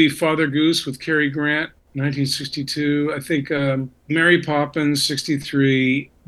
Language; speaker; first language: English; native; English